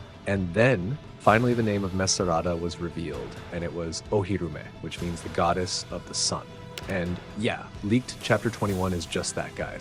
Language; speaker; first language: English; non-native, fluent; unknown